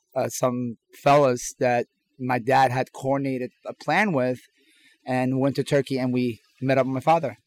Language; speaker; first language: English; non-native, fluent; Persian